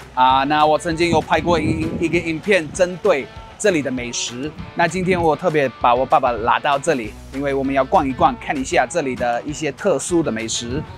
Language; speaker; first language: Chinese; non-native, fluent; English